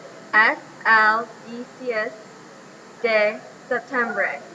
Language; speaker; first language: Spanish; non-native, learner; English